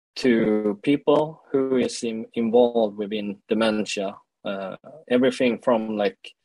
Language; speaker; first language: English; early bilingual, other home language; Swedish